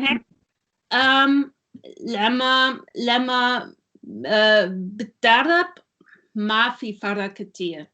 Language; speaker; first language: Arabic; non-native, learner; German